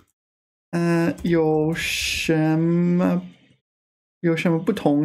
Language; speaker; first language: Chinese; non-native, learner; English